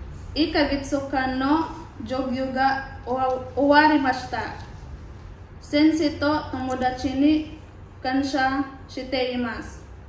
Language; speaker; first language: Japanese; non-native, learner; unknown